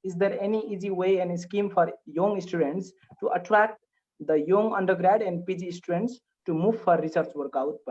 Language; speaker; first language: English; non-native, local second language; Nepali